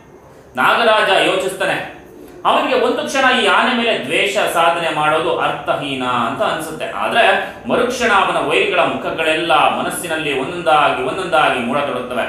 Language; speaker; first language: Kannada; native; Kannada